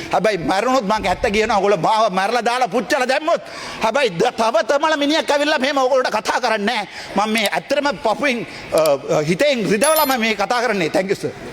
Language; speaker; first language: Sinhala; non-native, local second language; Tamil